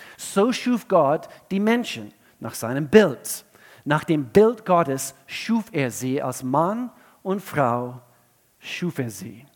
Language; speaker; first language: German; non-native, fluent; English